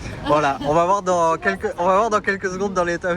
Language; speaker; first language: French; native; French